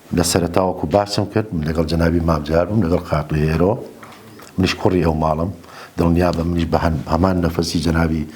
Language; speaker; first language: Central Kurdish; native; Central Kurdish